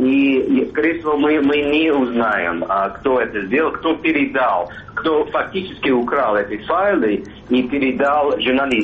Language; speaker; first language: Russian; non-native, fluent; English